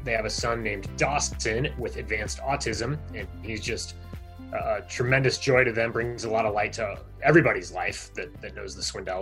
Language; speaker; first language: English; native; English